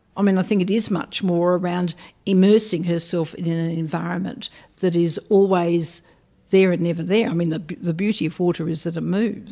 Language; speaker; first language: English; native; English